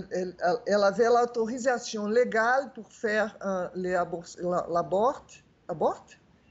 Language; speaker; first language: French; non-native, fluent; Portuguese